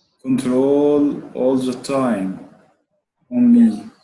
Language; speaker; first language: English; non-native, learner; Arabic